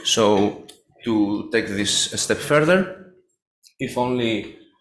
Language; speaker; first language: English; non-native, fluent; Greek